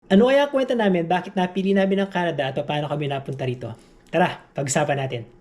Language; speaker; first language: Filipino; native; Filipino